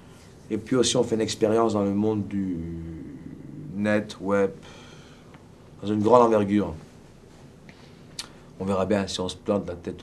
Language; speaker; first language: French; native; French